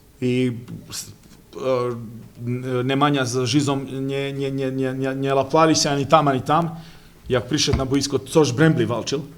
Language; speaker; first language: Polish; non-native, fluent; Serbian